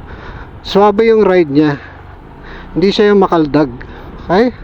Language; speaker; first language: Filipino; native; Filipino